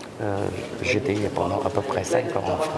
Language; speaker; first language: French; non-native, fluent; Khmer